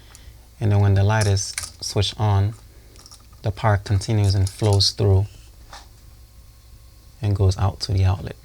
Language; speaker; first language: English; native; English